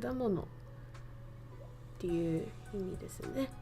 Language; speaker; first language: Japanese; non-native, fluent; Vietnamese